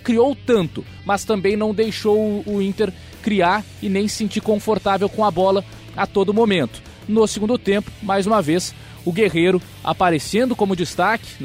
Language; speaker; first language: Portuguese; native; Portuguese